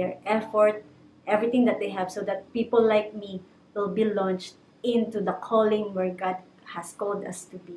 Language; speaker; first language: English; non-native, local second language; Filipino